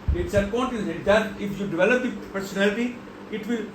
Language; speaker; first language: English; non-native, local second language; Urdu